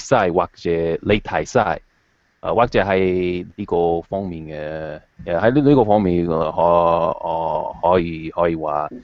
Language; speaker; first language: Chinese; non-native, fluent; English